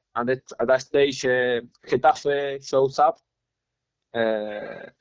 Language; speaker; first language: English; non-native, fluent; Spanish